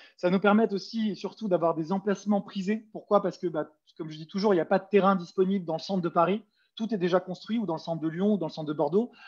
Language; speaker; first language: French; native; French